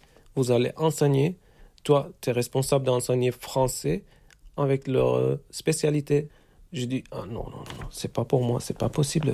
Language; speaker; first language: French; non-native, fluent; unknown